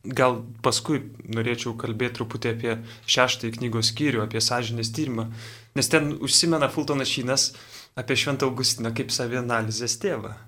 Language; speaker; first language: Lithuanian; native; Lithuanian